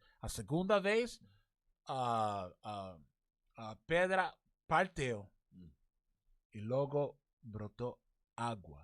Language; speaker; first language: Portuguese; non-native, learner; English